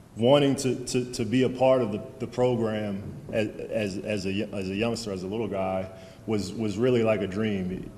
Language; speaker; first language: English; native; English